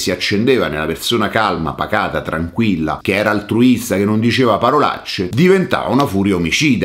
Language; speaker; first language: Italian; native; Italian